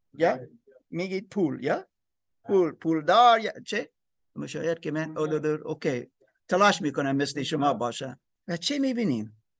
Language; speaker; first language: Persian; non-native, learner; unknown